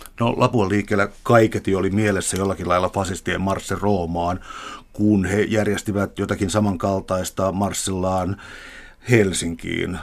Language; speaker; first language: Finnish; native; Finnish